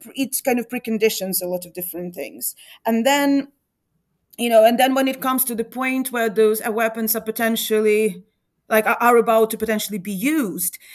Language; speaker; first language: English; non-native, fluent; Ukrainian